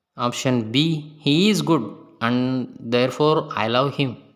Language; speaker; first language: English; non-native, local second language; Telugu